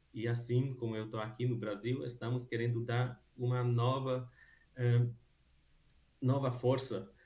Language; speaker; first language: Portuguese; non-native, fluent; Hungarian